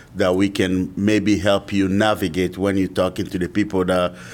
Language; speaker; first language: English; non-native, fluent; French